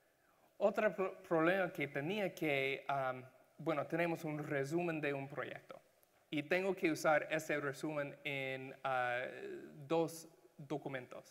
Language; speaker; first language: Spanish; non-native, learner; English